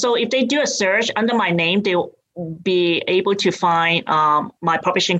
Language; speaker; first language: English; native; English